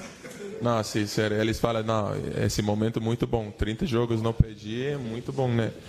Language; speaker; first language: Portuguese; non-native, learner; English